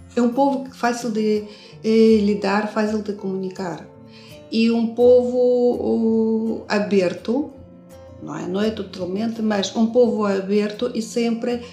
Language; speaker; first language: Portuguese; non-native, fluent; Russian